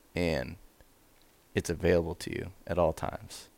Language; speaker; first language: English; native; English